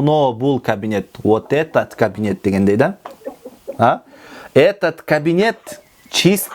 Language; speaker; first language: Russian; non-native, local second language; Kyrgyz